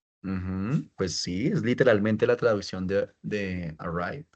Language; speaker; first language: Spanish; native; Spanish